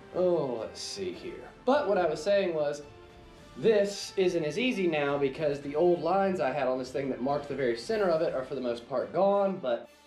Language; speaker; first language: English; native; English